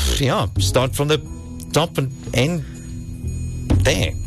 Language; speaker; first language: English; non-native, local second language; Afrikaans